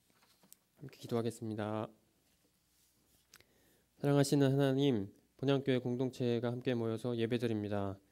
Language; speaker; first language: Korean; native; Korean